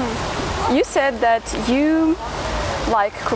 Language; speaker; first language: English; non-native, fluent; Russian